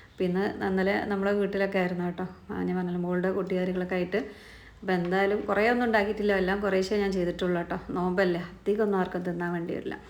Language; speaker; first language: Malayalam; native; Malayalam